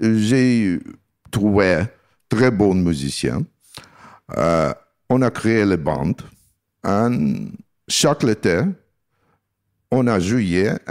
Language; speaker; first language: French; non-native, learner; Russian